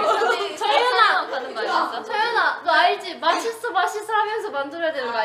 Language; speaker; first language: Korean; non-native, fluent; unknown